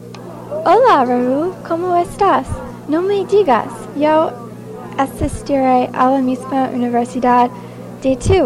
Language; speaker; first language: Spanish; non-native, learner; English